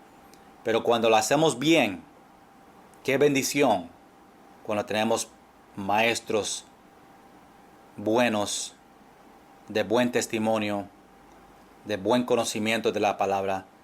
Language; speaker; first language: Spanish; non-native, fluent; English